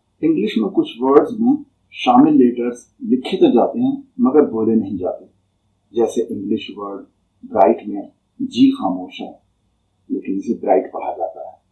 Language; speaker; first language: Urdu; native; Urdu